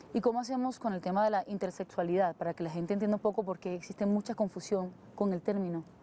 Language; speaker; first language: Spanish; native; Spanish